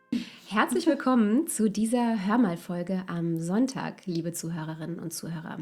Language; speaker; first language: German; native; German